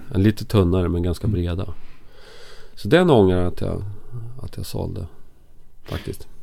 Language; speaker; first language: Swedish; native; Swedish